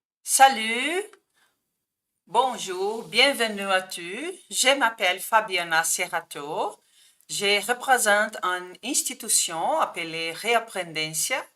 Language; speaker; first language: French; non-native, fluent; Portuguese